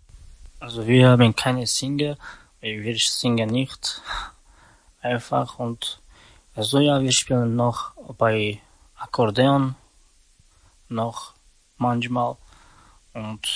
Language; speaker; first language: German; non-native, learner; Romany